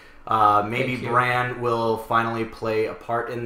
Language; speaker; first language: English; native; English